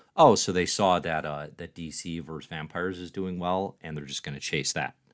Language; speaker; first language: English; native; English